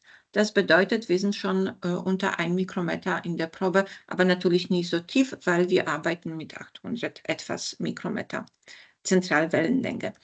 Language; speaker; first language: German; non-native, fluent; Polish